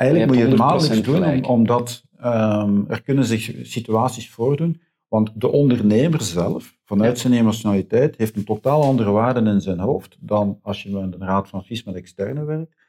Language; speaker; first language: Dutch; native; Dutch